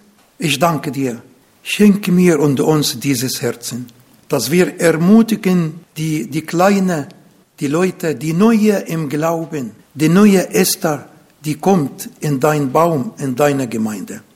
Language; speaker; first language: German; non-native, fluent; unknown